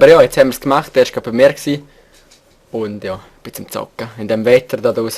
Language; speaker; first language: German; native; German